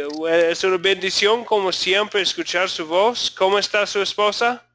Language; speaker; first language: Spanish; non-native, fluent; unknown